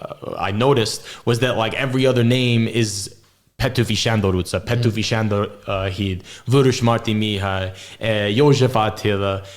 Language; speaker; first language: Hungarian; non-native, learner; English